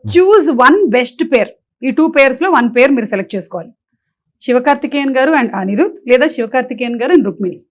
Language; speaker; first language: Telugu; non-native, local second language; Malayalam